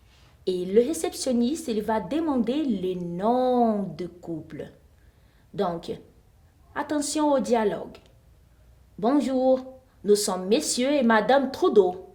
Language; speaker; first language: French; non-native, fluent; Portuguese